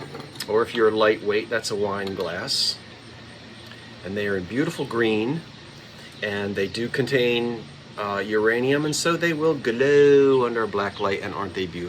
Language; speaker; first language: English; native; English